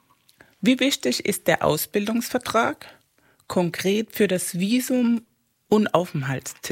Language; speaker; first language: German; non-native, fluent; Spanish